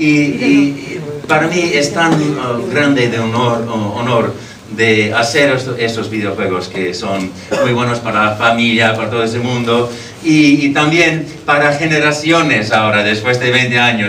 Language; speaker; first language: Spanish; non-native, fluent; English